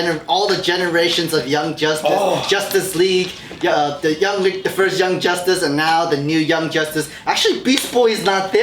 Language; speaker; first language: English; native; English